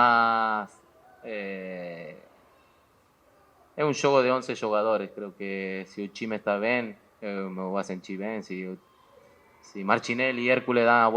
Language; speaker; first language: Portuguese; non-native, learner; Spanish